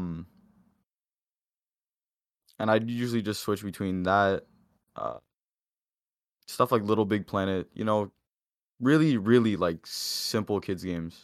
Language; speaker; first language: English; native; English